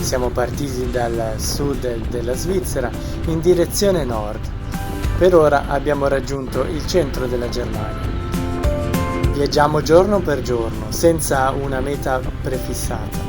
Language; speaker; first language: Italian; native; Italian